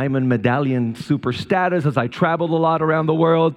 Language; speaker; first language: English; non-native, fluent; Spanish